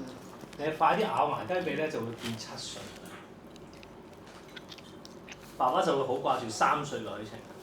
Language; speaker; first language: Cantonese; native; Cantonese